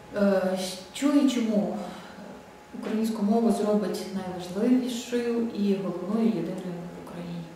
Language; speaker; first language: Ukrainian; native; Ukrainian